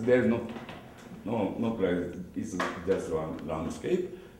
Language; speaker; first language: English; non-native, learner; Japanese